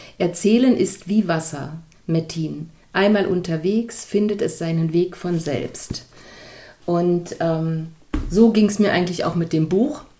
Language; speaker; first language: German; native; German